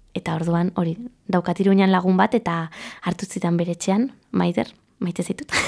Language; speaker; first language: Basque; non-native, local second language; Spanish